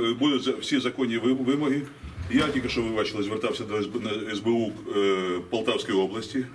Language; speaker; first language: Ukrainian; native; Ukrainian